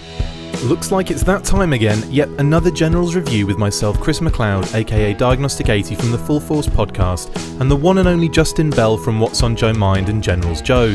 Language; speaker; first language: English; native; English